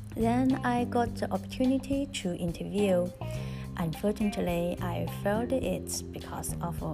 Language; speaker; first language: English; non-native, learner; Chinese